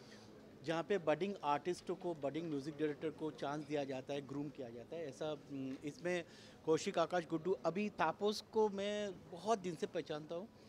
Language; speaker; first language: Hindi; non-native, local second language; Bangla